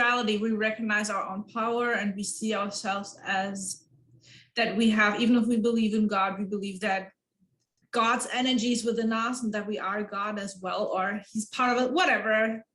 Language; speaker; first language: English; non-native, fluent; German